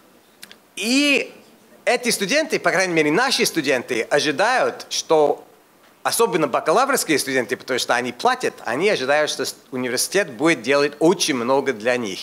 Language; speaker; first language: Russian; non-native, fluent; English